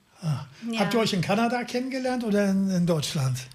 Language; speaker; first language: German; native; German